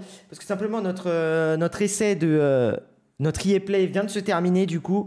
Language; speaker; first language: French; native; French